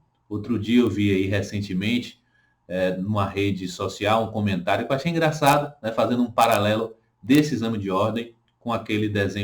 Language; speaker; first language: Portuguese; native; Portuguese